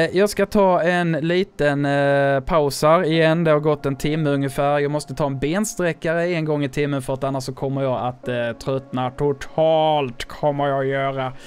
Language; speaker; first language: Swedish; native; Swedish